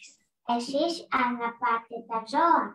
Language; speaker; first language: Greek; non-native, learner; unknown